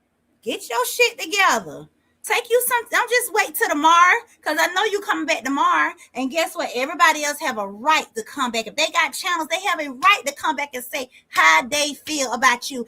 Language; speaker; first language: English; native; English